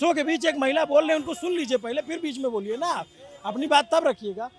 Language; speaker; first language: Hindi; native; Hindi